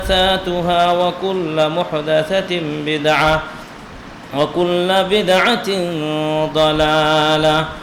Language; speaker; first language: Arabic; non-native, fluent; Bangla